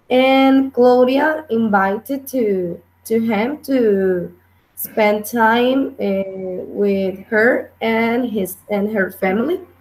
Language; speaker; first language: English; non-native, learner; Spanish